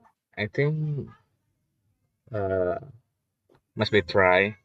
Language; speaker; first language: English; non-native, learner; Indonesian